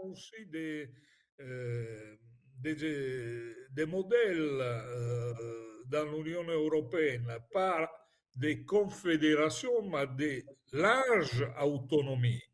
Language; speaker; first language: French; non-native, fluent; Italian